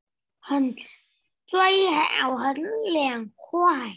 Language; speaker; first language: Chinese; non-native, learner; Vietnamese